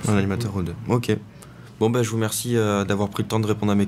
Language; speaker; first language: French; native; French